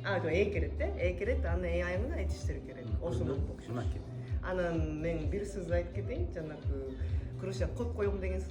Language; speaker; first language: Kyrgyz; non-native, fluent; Japanese